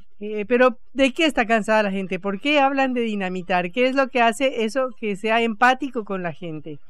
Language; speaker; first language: Spanish; native; Spanish